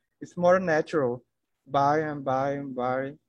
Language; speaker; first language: English; non-native, learner; Portuguese